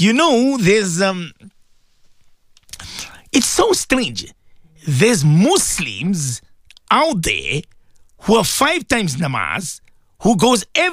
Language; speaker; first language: English; native; English